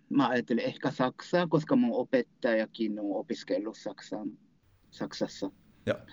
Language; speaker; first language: Finnish; non-native, fluent; Japanese